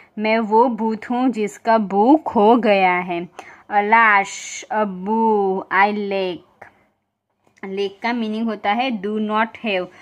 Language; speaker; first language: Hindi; non-native, local second language; Gujarati